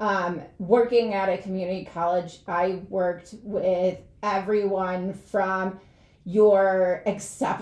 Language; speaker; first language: English; native; English